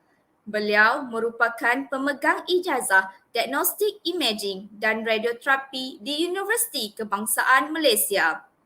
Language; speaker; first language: Malay; native; Malay